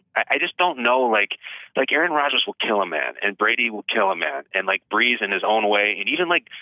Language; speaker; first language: English; native; English